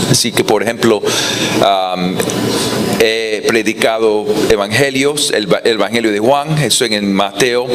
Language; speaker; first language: Spanish; non-native, fluent; English